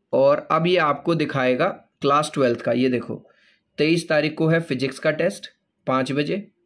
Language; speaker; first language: Hindi; native; Hindi